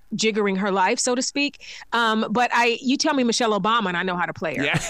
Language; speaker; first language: English; native; English